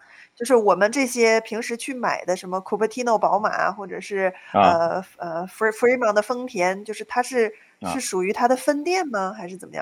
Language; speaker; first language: Chinese; native; Chinese